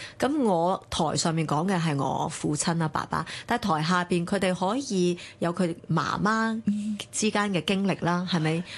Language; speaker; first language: Cantonese; early bilingual, other home language; Chinese